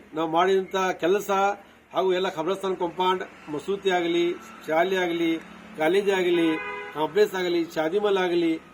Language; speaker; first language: Kannada; non-native, local second language; Urdu